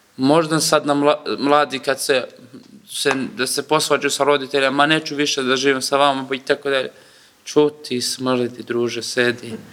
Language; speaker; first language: Serbian; non-native, learner; Kurdish